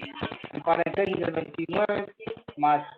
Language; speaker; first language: Spanish; native; Spanish